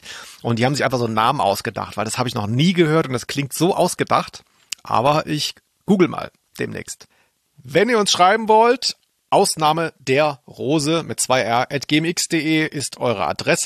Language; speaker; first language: German; native; German